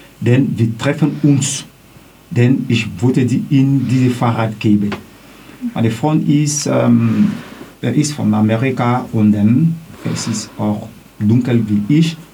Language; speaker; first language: German; non-native, learner; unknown